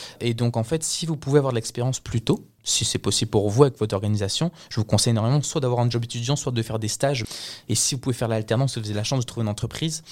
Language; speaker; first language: French; early bilingual, other home language; Spanish